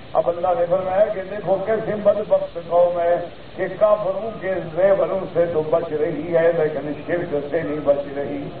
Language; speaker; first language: Urdu; early bilingual, heritage; Urdu